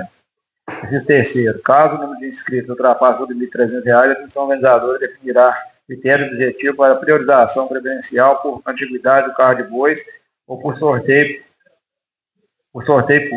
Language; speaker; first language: Portuguese; native; Portuguese